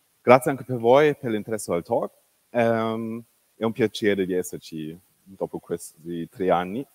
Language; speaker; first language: Italian; non-native, fluent; German